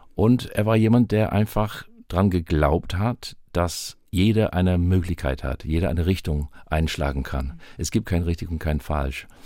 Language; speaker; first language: German; non-native, fluent; English